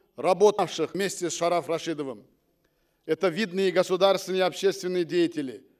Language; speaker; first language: Russian; non-native, local second language; Uzbek